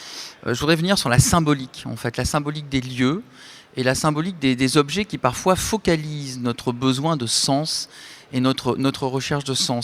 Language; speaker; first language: French; native; French